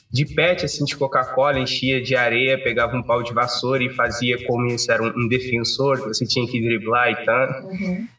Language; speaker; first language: Portuguese; non-native, local second language; Kabuverdianu